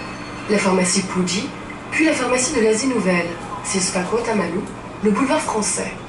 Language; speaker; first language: French; native; French